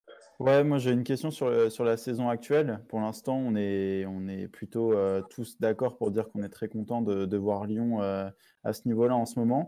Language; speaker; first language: French; native; French